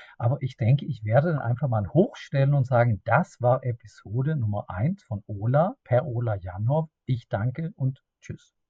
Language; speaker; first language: German; non-native, fluent; Swedish